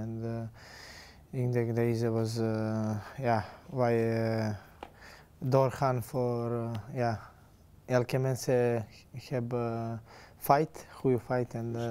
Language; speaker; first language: Dutch; non-native, learner; Serbian